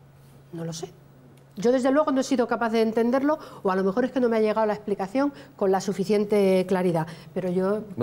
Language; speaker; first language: Spanish; native; Spanish